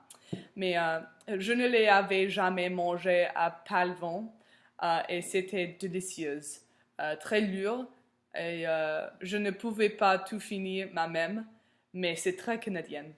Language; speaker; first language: French; non-native, learner; English